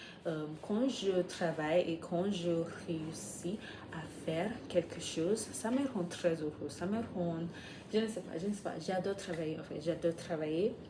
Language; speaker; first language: French; non-native, learner; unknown